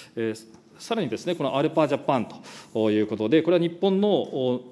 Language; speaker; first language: Japanese; native; Japanese